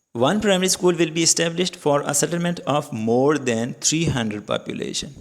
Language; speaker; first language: English; non-native, local second language; Urdu